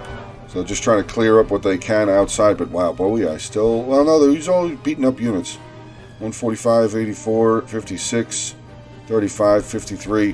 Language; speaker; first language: English; native; English